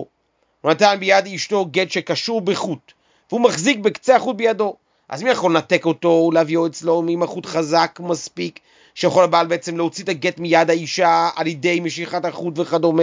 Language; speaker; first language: Hebrew; native; Hebrew